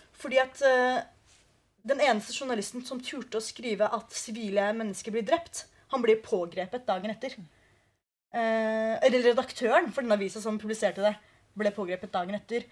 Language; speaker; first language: Norwegian; early bilingual, other home language; Kurdish